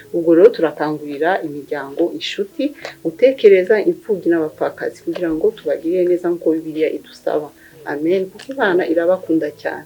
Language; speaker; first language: Kinyarwanda; native; Kinyarwanda